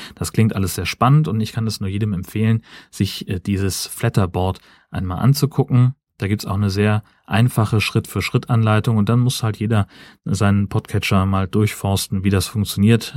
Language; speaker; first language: German; native; German